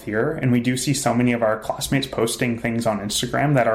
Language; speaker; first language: English; native; English